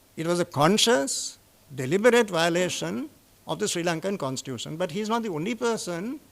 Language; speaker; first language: English; non-native, local second language; Sinhala